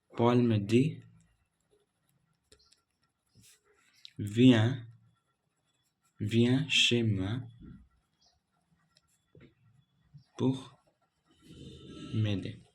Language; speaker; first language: French; non-native, fluent; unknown